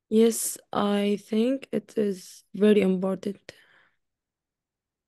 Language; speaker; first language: English; non-native, learner; Arabic